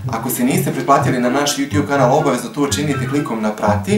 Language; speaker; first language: Bosnian; native; Bosnian